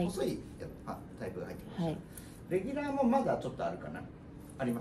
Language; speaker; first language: Japanese; native; Japanese